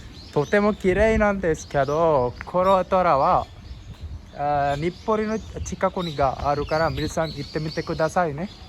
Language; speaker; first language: Japanese; non-native, learner; Sinhala